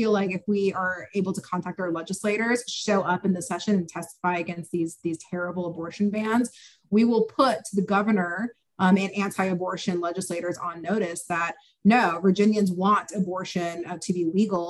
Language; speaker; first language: English; native; English